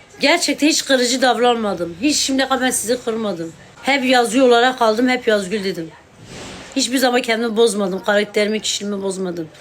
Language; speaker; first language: Turkish; non-native, local second language; Kurdish